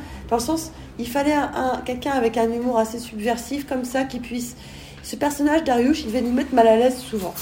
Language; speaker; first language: French; native; French